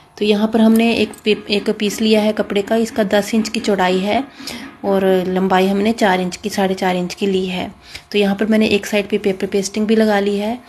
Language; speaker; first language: Hindi; native; Hindi